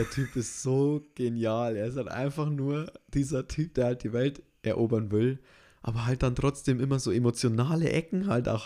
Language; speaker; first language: German; native; German